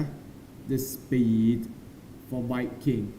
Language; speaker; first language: English; non-native, learner; Thai